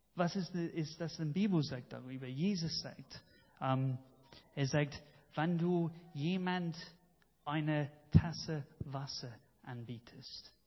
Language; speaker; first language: German; non-native, fluent; English